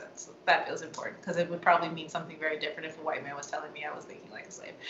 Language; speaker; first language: English; native; English